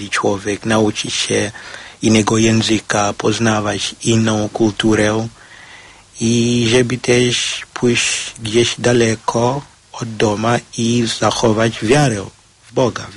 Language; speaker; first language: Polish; non-native, learner; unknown